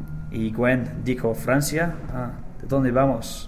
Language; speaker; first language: Spanish; non-native, learner; English